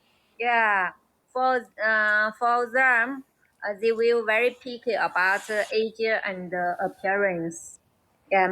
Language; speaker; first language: English; non-native, learner; Chinese